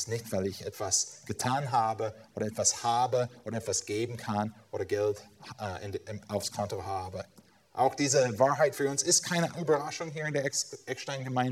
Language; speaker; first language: German; non-native, fluent; English